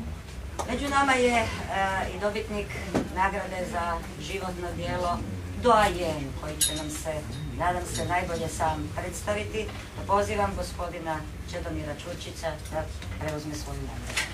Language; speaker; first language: Croatian; native; Croatian